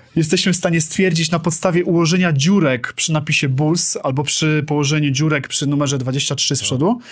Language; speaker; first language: Polish; native; Polish